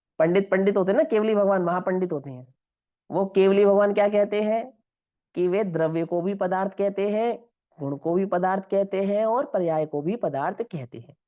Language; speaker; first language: Hindi; non-native, local second language; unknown